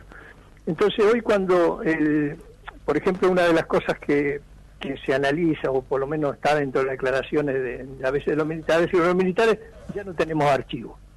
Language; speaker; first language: Spanish; native; Spanish